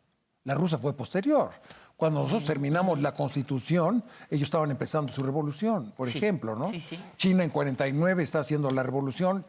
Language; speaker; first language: Spanish; native; Spanish